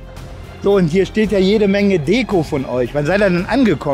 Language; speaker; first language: German; native; German